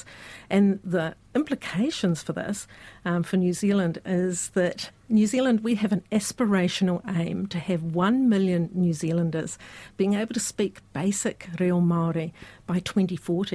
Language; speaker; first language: English; native; English